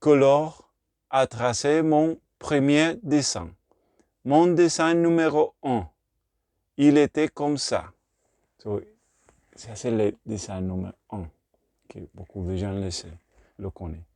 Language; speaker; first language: French; non-native, learner; Spanish